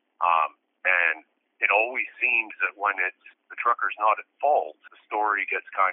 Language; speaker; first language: English; native; English